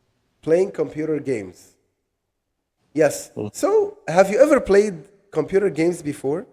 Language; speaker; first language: English; non-native, fluent; Arabic